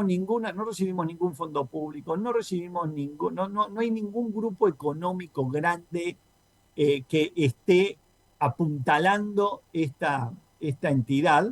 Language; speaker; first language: Spanish; native; Spanish